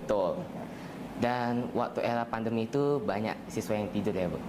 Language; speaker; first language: Indonesian; native; Indonesian